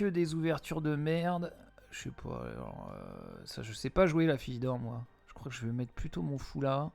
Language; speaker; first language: French; native; French